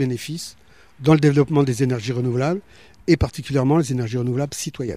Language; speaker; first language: French; native; French